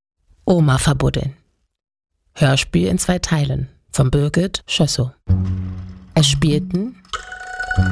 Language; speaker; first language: German; native; German